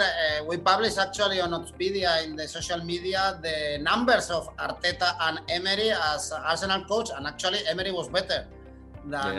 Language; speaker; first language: English; non-native, fluent; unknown